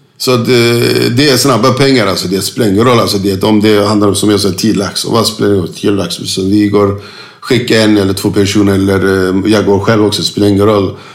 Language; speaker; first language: Swedish; non-native, fluent; Turkish